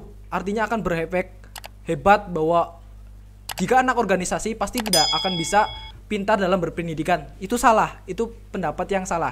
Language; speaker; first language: Indonesian; native; Indonesian